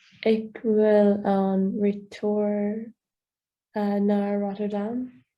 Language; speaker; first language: Dutch; non-native, learner; English